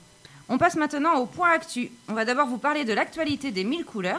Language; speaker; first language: French; native; French